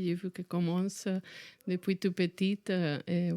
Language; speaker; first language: French; non-native, fluent; Spanish